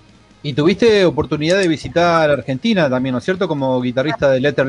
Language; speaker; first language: Spanish; native; Spanish